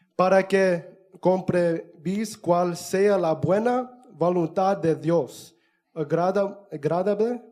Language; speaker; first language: Spanish; early bilingual, heritage; Spanish